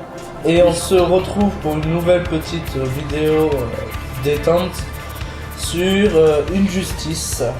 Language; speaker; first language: French; native; French